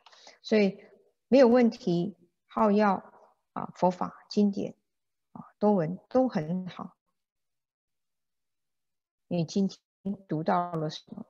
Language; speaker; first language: Chinese; native; Chinese